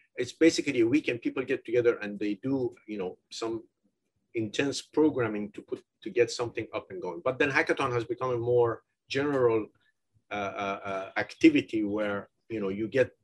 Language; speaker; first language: English; non-native, fluent; Persian